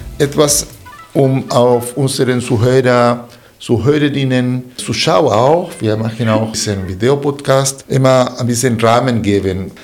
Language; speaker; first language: German; non-native, fluent; Spanish